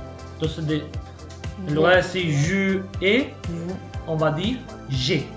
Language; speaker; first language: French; non-native, fluent; Spanish